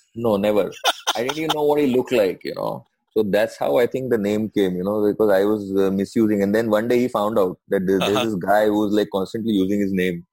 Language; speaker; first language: English; non-native, local second language; Sindhi